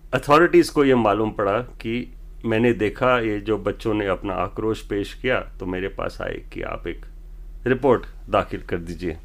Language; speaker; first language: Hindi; native; Hindi